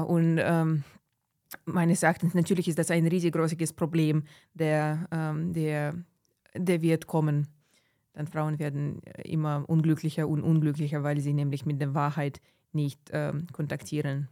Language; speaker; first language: German; non-native, fluent; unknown